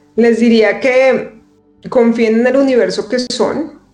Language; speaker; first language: Spanish; native; Spanish